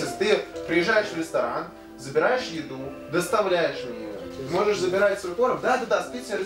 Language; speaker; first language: Russian; native; Russian